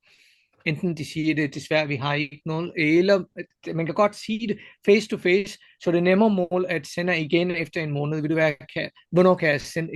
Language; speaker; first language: Danish; non-native, fluent; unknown